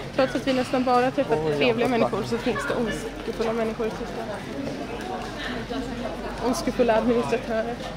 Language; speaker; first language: Swedish; native; Swedish